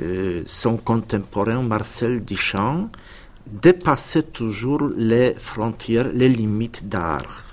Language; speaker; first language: French; non-native, fluent; Polish